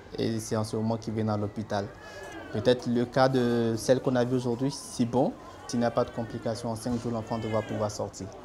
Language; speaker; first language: French; non-native, local second language; Sango